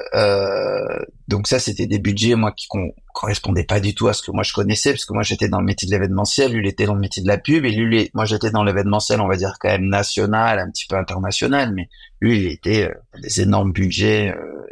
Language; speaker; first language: French; native; French